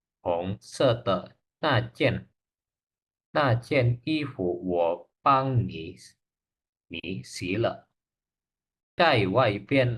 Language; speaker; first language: Chinese; non-native, learner; Indonesian